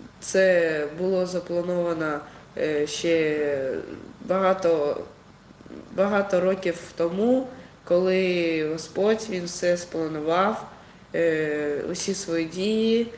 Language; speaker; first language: Ukrainian; non-native, local second language; Russian